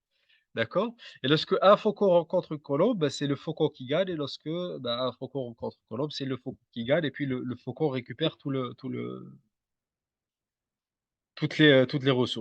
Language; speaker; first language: French; native; French